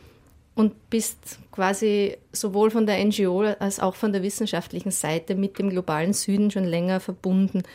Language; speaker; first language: German; native; German